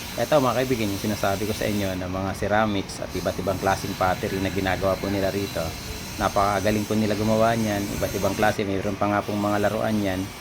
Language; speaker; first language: Filipino; non-native, local second language; Bikol